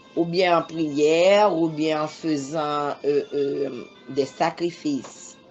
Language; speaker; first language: French; non-native, local second language; Haitian Creole